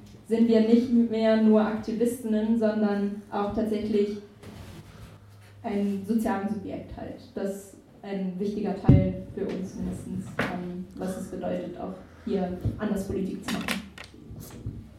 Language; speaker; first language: German; non-native, fluent; Italian